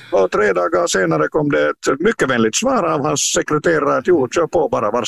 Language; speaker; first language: Swedish; native; Swedish